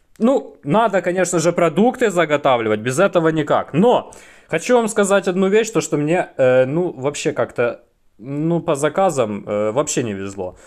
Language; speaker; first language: Russian; native; Russian